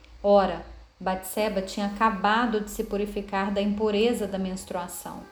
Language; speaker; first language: Portuguese; native; Portuguese